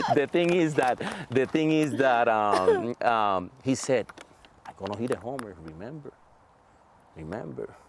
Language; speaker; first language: English; non-native, fluent; Spanish